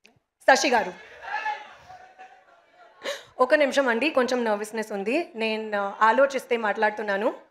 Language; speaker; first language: Telugu; non-native, local second language; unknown